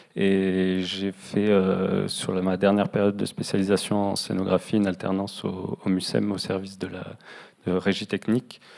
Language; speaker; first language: French; native; French